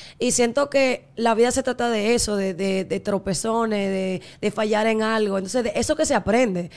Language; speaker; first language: Spanish; early bilingual, heritage; Spanish